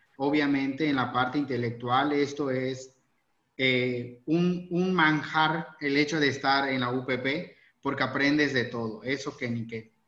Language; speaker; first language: Spanish; native; Spanish